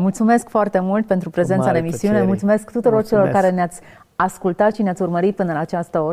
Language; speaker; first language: Romanian; native; Romanian